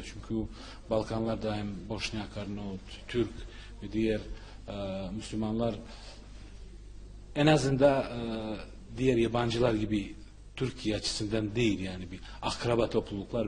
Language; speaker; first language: Turkish; non-native, fluent; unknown